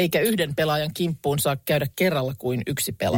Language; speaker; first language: Finnish; native; Finnish